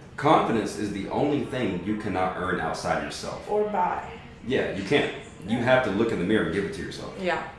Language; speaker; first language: English; native; English